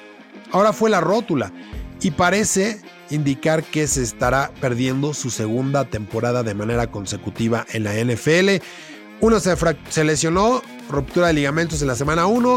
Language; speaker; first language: Spanish; native; Spanish